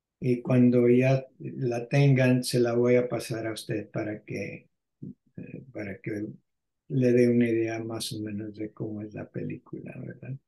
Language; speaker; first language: Spanish; early bilingual, heritage; Spanish